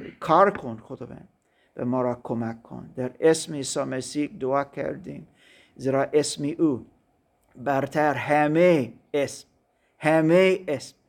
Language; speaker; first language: Persian; non-native, learner; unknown